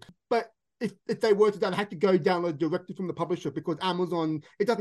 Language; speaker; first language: English; native; English